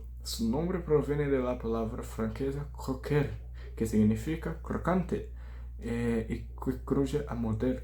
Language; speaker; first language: Spanish; non-native, learner; Portuguese